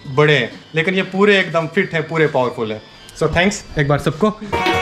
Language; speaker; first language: Hindi; native; Hindi